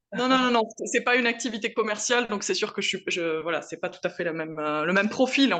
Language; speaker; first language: French; native; French